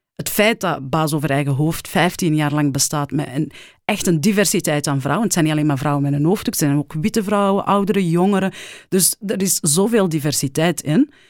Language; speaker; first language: Dutch; early bilingual, other home language; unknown